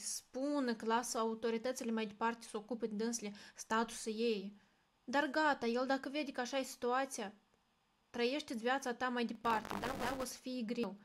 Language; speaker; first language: Romanian; native; Romanian